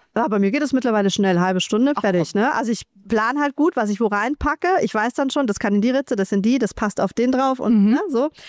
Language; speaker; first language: German; native; German